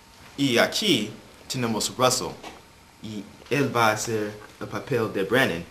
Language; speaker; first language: Spanish; non-native, learner; English